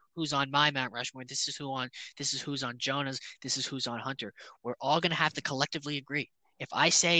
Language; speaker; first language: English; native; English